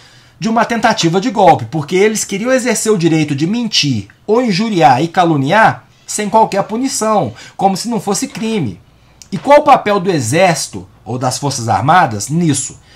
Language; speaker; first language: Portuguese; native; Portuguese